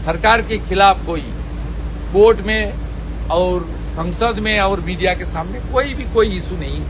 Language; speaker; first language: Hindi; non-native, local second language; Bangla